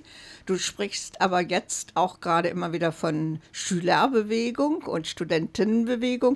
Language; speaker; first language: German; native; German